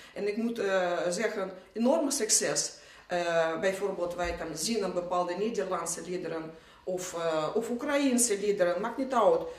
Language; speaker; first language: Dutch; non-native, fluent; Russian